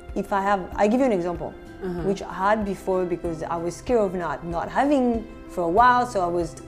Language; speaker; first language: English; non-native, fluent; French